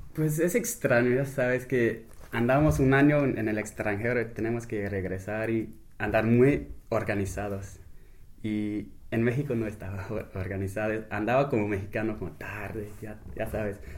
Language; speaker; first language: Spanish; non-native, fluent; English